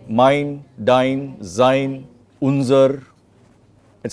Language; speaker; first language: German; non-native, fluent; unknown